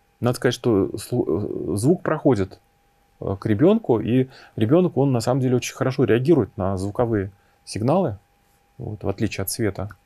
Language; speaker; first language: Russian; native; Russian